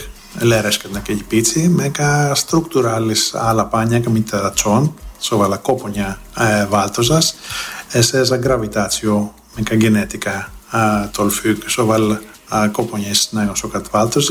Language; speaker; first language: Hungarian; non-native, learner; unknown